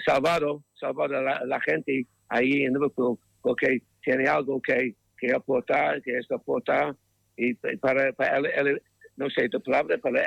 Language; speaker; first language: Spanish; non-native, learner; English